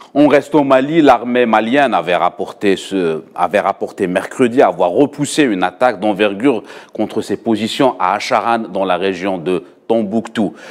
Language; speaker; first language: French; non-native, local second language; Arabic